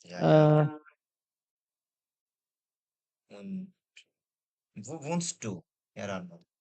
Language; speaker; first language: German; non-native, fluent; Bangla